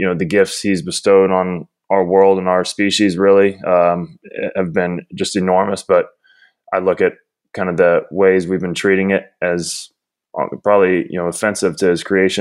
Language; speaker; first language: English; native; English